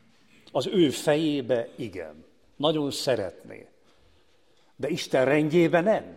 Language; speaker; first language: Hungarian; native; Hungarian